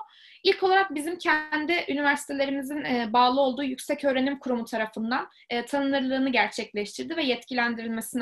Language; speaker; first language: Turkish; native; Turkish